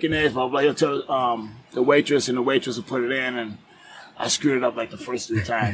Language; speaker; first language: English; native; English